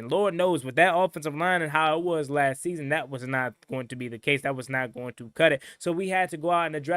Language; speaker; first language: English; native; English